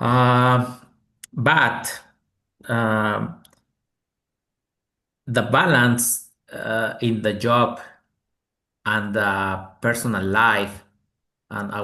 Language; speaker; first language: English; non-native, learner; Spanish